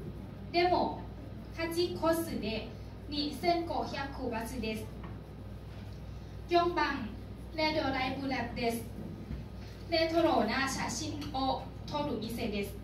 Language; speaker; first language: Japanese; non-native, learner; Thai